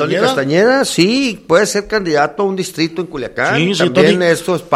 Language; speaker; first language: Spanish; native; Spanish